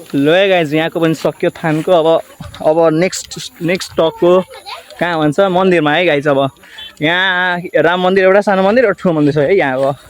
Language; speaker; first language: Nepali; non-native, local second language; Rana Tharu